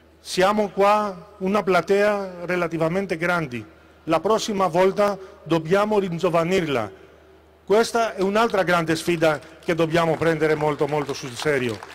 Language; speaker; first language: Italian; non-native, fluent; Greek